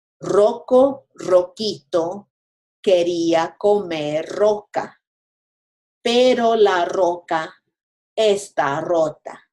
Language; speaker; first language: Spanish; non-native, fluent; English